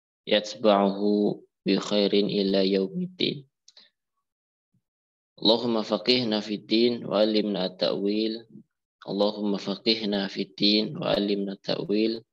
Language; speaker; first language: Arabic; non-native, fluent; Indonesian